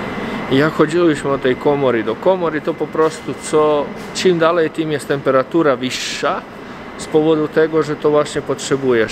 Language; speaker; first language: Polish; non-native, fluent; Croatian